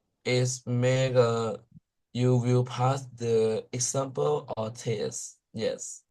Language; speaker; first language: English; non-native, learner; Thai